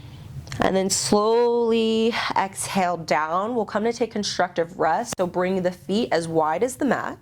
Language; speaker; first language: English; native; English